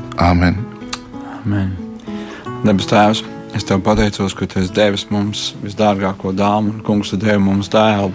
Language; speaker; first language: Latvian; native; Latvian